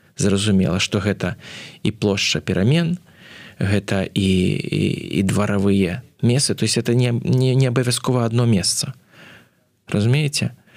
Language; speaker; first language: Belarusian; non-native, local second language; Russian